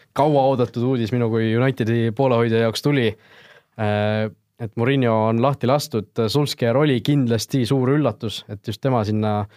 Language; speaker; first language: Estonian; native; Estonian